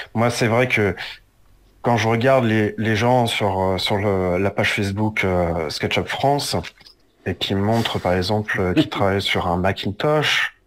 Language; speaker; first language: French; native; French